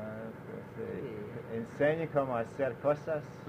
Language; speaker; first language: Spanish; non-native, learner; English